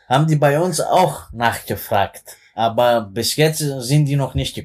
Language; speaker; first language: German; non-native, fluent; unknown